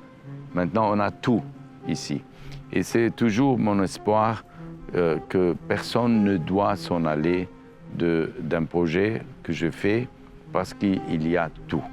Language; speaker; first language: French; non-native, fluent; Arabic